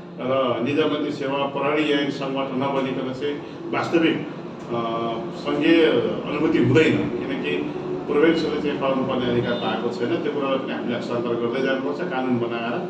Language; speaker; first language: Nepali; non-native, local second language; Dangaura Tharu